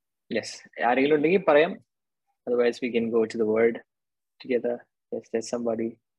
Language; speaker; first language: English; non-native, local second language; Malayalam